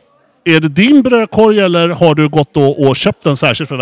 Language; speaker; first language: Swedish; native; Swedish